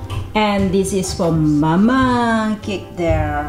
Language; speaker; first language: Dutch; non-native, learner; Indonesian